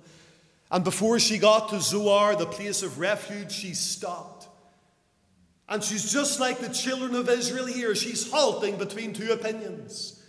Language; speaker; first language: English; native; English